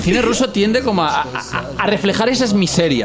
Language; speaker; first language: Spanish; non-native, local second language; Catalan